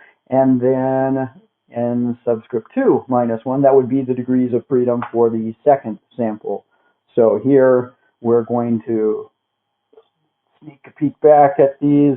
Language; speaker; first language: English; native; English